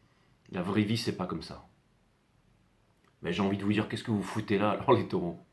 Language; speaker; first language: French; native; French